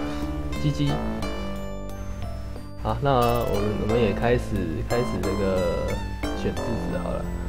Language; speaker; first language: Chinese; native; Chinese